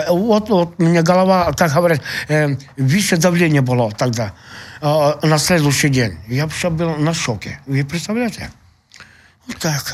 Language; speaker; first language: Russian; non-native, local second language; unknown